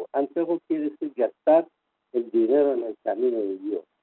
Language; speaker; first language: Spanish; non-native, fluent; Persian